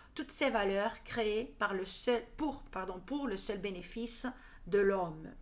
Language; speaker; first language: French; non-native, fluent; Spanish